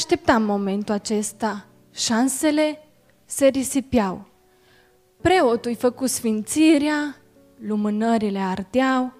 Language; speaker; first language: Romanian; native; Romanian